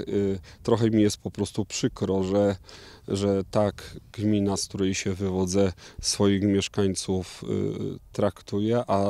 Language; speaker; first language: Polish; native; Polish